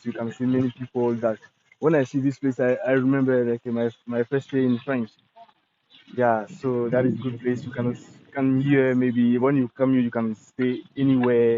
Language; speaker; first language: English; non-native, learner; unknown